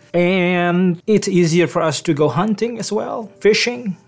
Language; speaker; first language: English; non-native, fluent; Indonesian